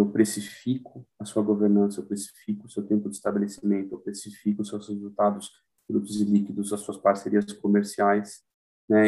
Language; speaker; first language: Portuguese; native; Portuguese